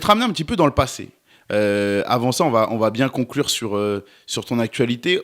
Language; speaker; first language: French; native; French